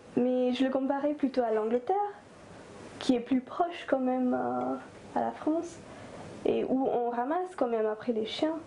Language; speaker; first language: French; non-native, fluent; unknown